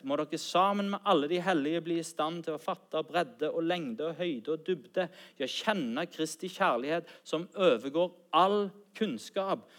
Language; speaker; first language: Norwegian; native; Norwegian